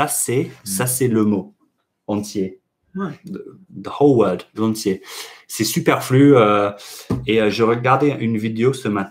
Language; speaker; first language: French; non-native, fluent; English